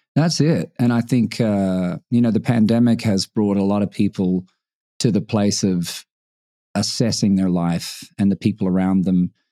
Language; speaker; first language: English; native; English